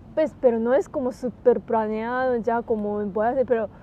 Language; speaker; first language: Spanish; non-native, learner; Japanese